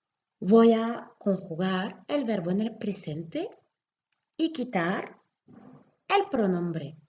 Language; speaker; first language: Spanish; non-native, fluent; French